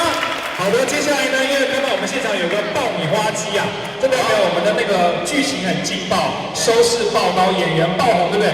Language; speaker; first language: Chinese; native; Chinese